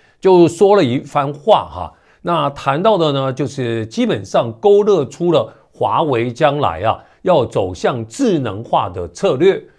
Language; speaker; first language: Chinese; native; Chinese